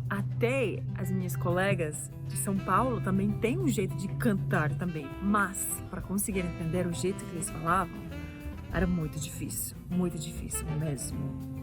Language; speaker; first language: Portuguese; non-native, fluent; English